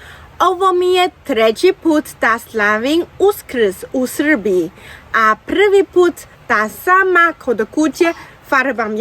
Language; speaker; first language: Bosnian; non-native, learner; Chinese